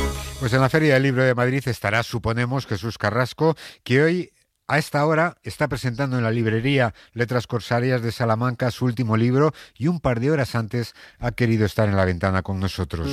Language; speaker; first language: Spanish; native; Spanish